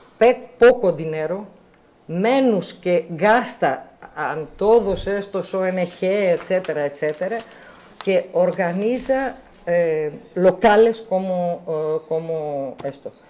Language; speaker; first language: Spanish; non-native, learner; Greek